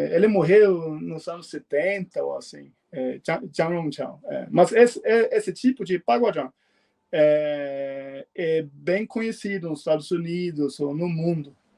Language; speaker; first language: Portuguese; non-native, fluent; Swedish